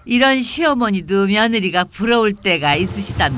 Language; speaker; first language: Korean; native; Korean